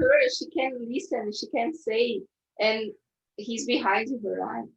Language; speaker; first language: English; non-native, fluent; Portuguese